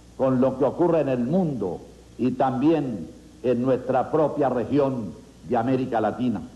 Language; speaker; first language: Spanish; native; Spanish